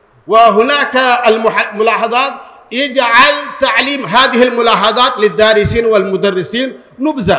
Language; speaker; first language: Arabic; non-native, fluent; Urdu